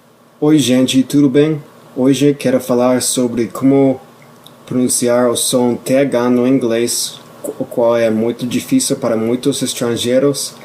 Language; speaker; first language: Portuguese; non-native, fluent; English